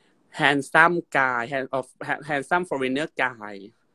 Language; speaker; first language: English; non-native, learner; Thai